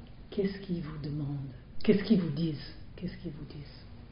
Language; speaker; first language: French; non-native, fluent; English